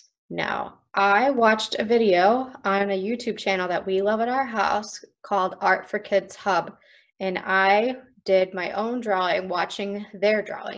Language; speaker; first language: English; native; English